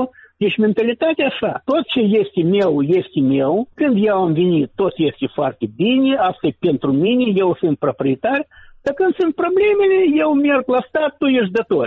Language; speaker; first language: Romanian; non-native, local second language; Russian